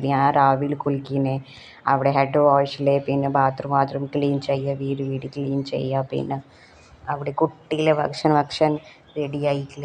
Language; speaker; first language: Malayalam; non-native, learner; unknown